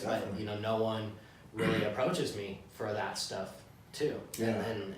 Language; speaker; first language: English; native; English